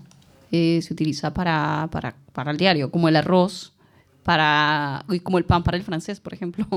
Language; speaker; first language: Spanish; native; Spanish